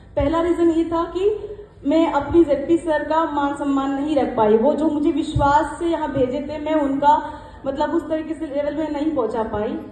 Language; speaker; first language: Hindi; non-native, local second language; Kannada